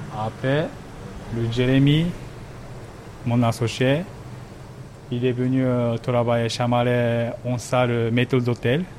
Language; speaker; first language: French; non-native, learner; Japanese